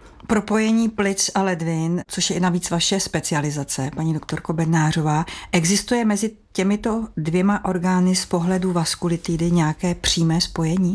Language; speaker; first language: Czech; native; Czech